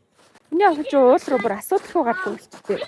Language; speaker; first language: Mongolian; native; Mongolian